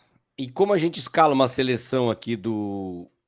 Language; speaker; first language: Portuguese; native; Portuguese